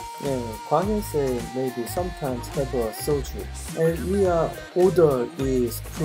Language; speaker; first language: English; non-native, learner; Korean